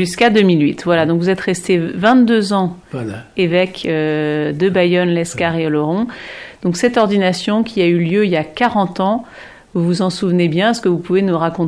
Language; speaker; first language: French; native; French